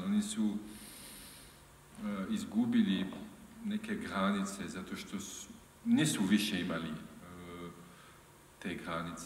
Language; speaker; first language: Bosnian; non-native, learner; French